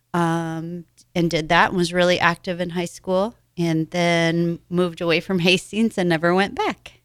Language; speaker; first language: English; native; English